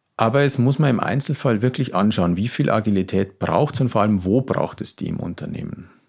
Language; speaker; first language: German; native; German